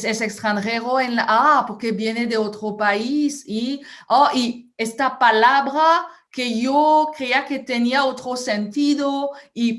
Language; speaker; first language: Spanish; non-native, fluent; French